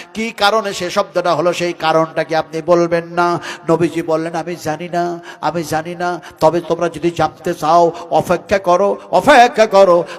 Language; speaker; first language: Bangla; non-native, local second language; Hindi